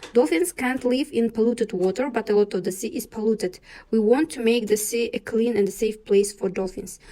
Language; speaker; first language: English; non-native, fluent; Kazakh